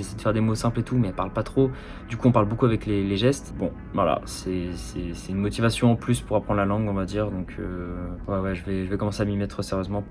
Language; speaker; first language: French; native; French